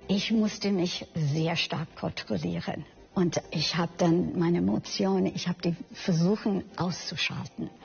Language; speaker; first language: German; non-native, fluent; English